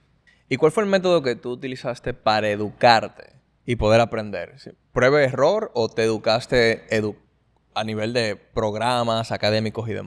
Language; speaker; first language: Spanish; native; Spanish